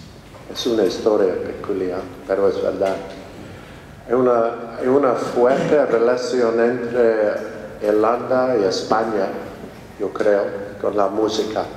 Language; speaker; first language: Spanish; non-native, fluent; English